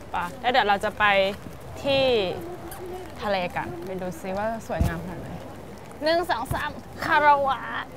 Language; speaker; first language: Thai; native; Thai